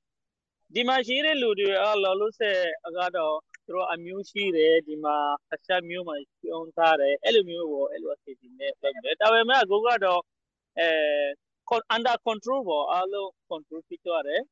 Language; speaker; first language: Burmese; non-native, local second language; Rohingya